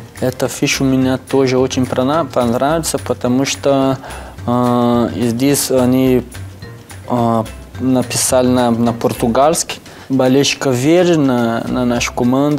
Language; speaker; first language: Russian; non-native, learner; Portuguese